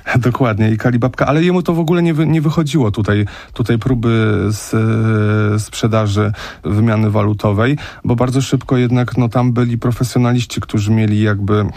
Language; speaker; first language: Polish; native; Polish